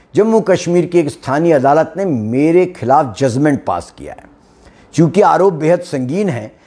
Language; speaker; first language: Hindi; native; Hindi